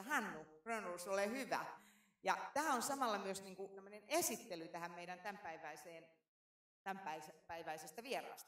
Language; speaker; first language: Finnish; native; Finnish